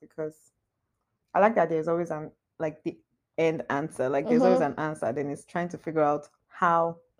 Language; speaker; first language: English; non-native, local second language; Yoruba